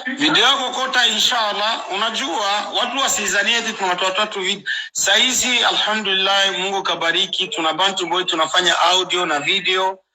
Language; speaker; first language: Swahili; non-native, local second language; Rundi